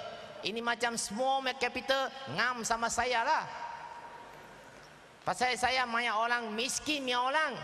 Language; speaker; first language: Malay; non-native, local second language; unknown